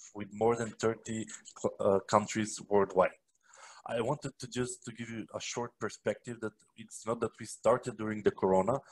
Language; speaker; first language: English; non-native, fluent; Macedonian